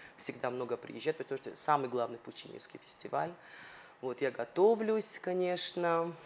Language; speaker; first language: Russian; non-native, local second language; Ossetic